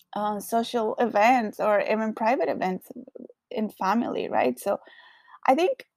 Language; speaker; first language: English; non-native, fluent; Spanish